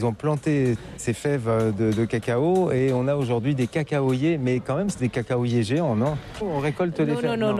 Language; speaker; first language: French; native; French